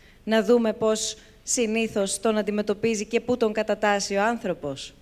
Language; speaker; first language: Greek; native; Greek